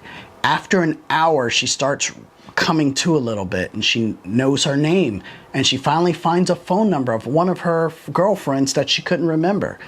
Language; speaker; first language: English; native; English